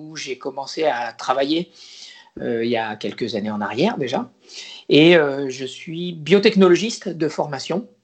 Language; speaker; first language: French; native; French